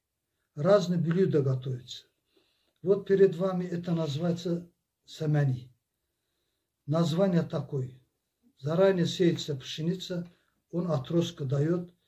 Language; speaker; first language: Russian; non-native, local second language; Azerbaijani